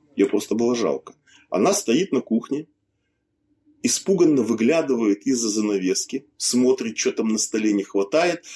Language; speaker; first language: Russian; native; Russian